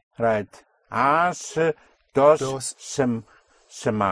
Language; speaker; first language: Spanish; non-native, fluent; English